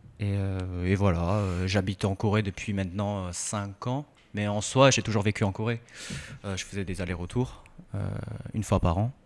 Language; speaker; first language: French; early bilingual, other home language; Korean